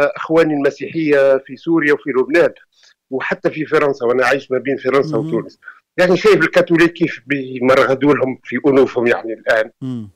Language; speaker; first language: Arabic; native; Arabic